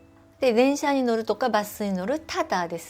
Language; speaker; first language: Japanese; non-native, fluent; Korean